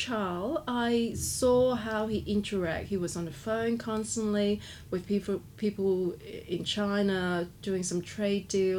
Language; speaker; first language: English; non-native, local second language; Cantonese